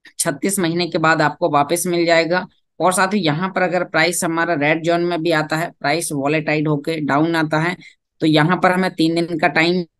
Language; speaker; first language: Hindi; native; Hindi